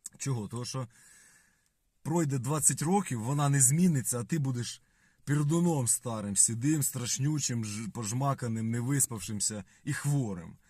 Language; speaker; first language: Ukrainian; native; Ukrainian